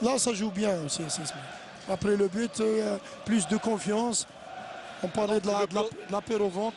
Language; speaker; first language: French; non-native, local second language; Arabic